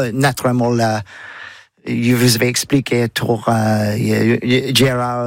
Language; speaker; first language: French; non-native, learner; English